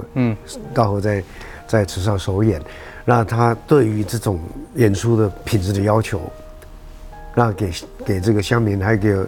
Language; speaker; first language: Chinese; native; Chinese